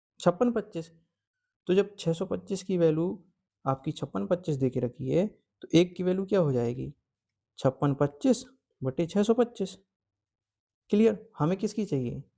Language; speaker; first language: Hindi; native; Hindi